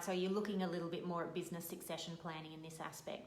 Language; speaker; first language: English; native; English